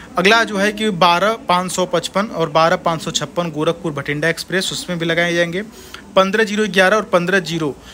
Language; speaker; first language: Hindi; native; Hindi